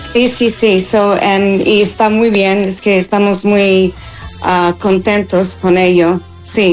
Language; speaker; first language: Spanish; non-native, fluent; English